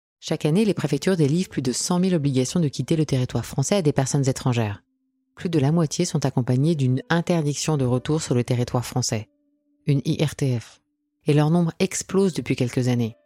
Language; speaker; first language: French; native; French